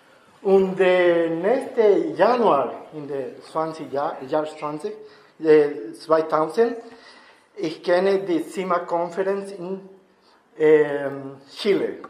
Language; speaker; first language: German; non-native, learner; Spanish